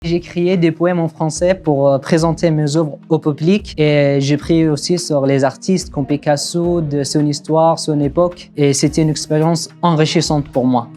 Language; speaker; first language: French; non-native, fluent; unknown